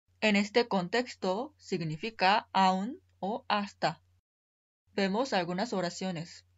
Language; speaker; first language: Spanish; non-native, fluent; Korean